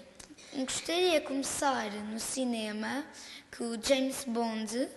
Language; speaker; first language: Portuguese; non-native, local second language; French